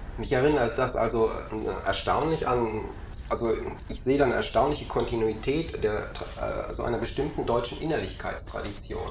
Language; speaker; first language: German; native; German